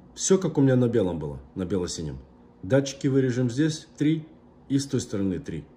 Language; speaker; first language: Russian; native; Russian